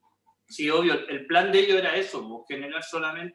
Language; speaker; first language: Spanish; native; Spanish